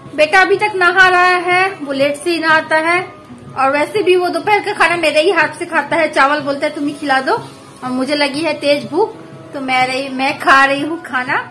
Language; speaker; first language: Hindi; non-native, local second language; Bangla